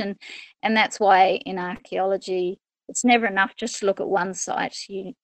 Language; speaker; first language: English; native; English